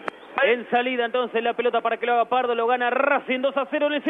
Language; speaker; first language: Spanish; native; Spanish